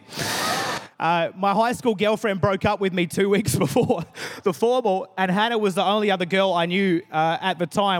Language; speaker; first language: English; native; English